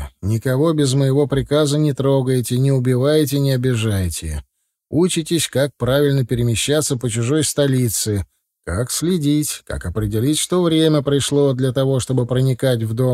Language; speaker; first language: Russian; native; Russian